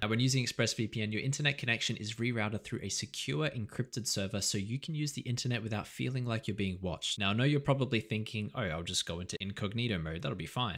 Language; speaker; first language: English; native; English